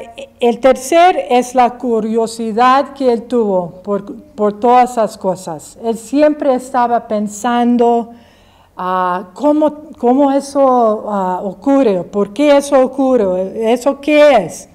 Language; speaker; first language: Spanish; early bilingual, heritage; English